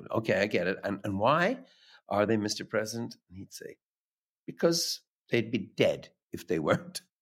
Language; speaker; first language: English; native; English